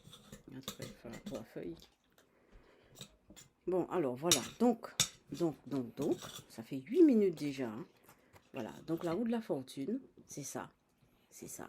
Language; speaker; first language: French; native; French